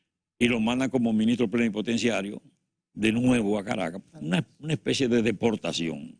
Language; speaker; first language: Spanish; native; Spanish